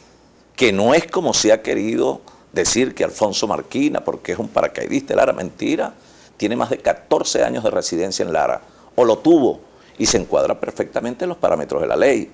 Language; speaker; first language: Spanish; native; Spanish